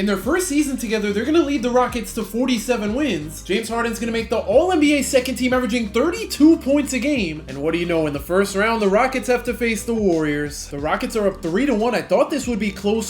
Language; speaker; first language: English; native; English